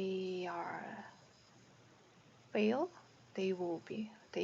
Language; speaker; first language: English; non-native, learner; Korean